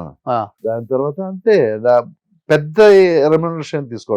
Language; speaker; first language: Telugu; non-native, local second language; Malayalam